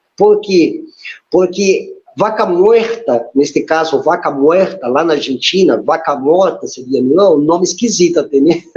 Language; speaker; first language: Portuguese; non-native, fluent; Spanish